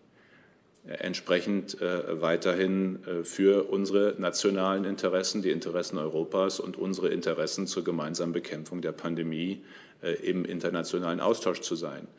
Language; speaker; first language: German; native; German